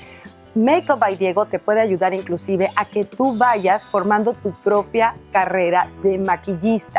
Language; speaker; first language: Spanish; native; Spanish